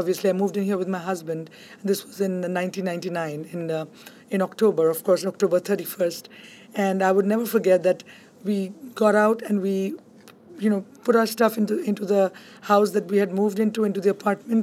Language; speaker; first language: English; non-native, local second language; Bangla